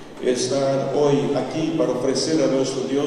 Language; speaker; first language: Spanish; native; Spanish